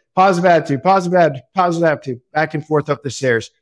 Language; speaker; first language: English; native; English